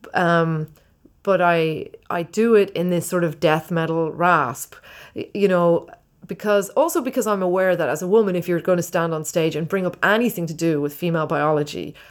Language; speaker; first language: English; native; English